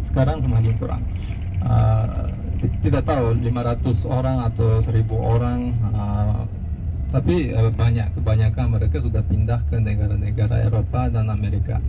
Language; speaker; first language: Indonesian; non-native, fluent; Uzbek